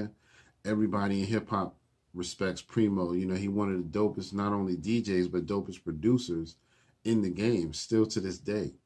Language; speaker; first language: English; native; English